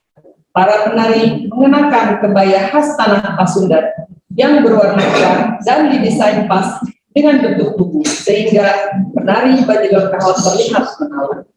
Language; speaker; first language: Indonesian; native; Indonesian